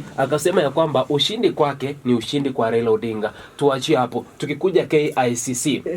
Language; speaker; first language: Swahili; non-native, local second language; Gusii